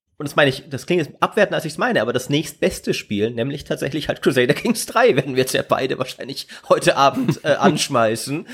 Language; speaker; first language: German; native; German